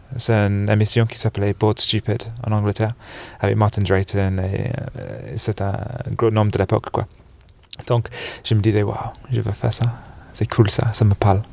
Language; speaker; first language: French; non-native, fluent; English